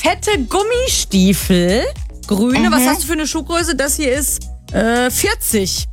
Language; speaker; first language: German; native; German